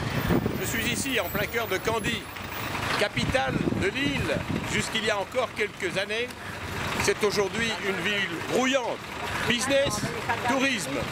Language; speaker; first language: French; native; French